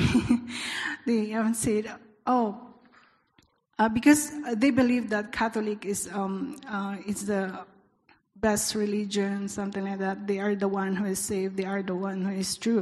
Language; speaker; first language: English; non-native, local second language; Iloko